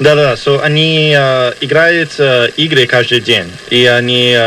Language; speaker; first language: Russian; early bilingual, heritage; Russian